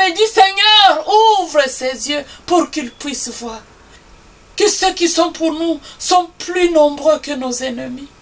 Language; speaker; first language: French; non-native, local second language; Swahili